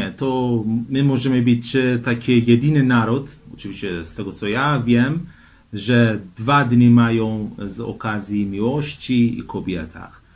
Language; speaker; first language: Polish; non-native, fluent; Persian